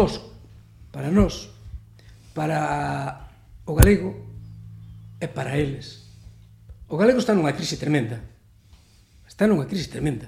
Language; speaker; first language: Galician; native; Galician